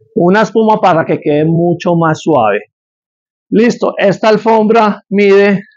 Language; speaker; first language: Spanish; native; Spanish